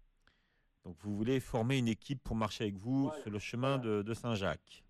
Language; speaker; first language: French; native; French